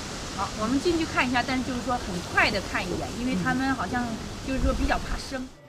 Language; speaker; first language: Chinese; native; Chinese